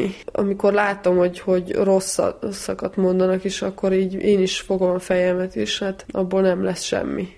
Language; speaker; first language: Hungarian; early bilingual, heritage; Hungarian